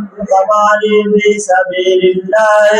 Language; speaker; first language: Arabic; non-native, fluent; Bangla